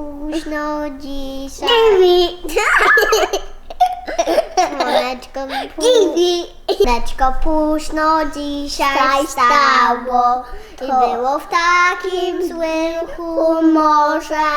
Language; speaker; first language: Polish; early bilingual, heritage; Polish